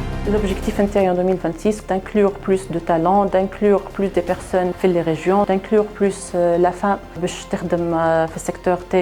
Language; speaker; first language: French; non-native, local second language; Arabic